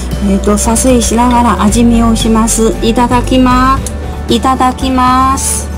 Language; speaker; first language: Japanese; non-native, learner; Chinese